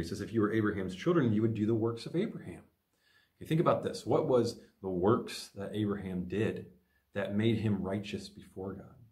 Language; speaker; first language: English; native; English